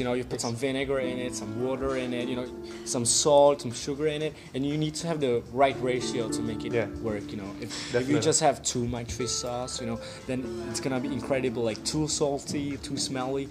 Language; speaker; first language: English; non-native, fluent; Vietnamese